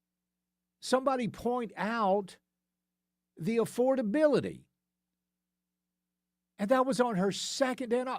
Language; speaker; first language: English; native; English